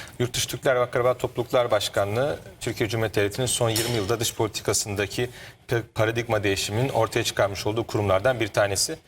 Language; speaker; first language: Turkish; native; Turkish